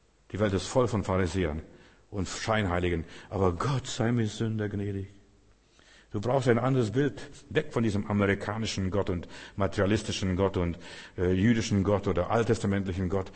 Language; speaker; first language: German; non-native, fluent; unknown